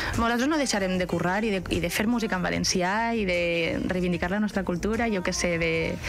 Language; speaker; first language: Catalan; native; Catalan